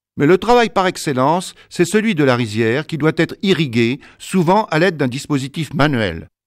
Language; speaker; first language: French; native; French